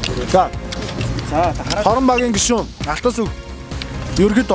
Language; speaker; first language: Mongolian; native; Mongolian